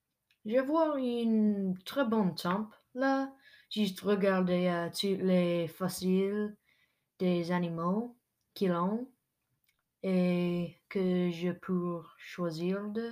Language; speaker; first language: French; non-native, local second language; English